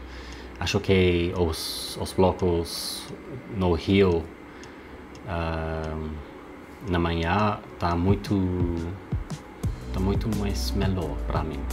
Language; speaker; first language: Portuguese; non-native, learner; English